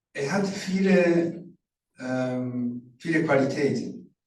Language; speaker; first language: German; non-native, learner; Rundi